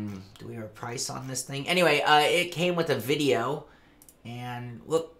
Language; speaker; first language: English; native; English